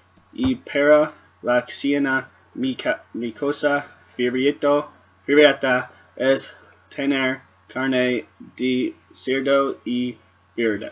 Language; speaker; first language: Spanish; non-native, learner; English